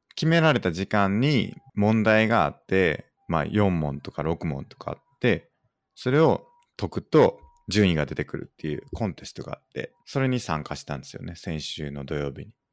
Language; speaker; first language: Japanese; native; Japanese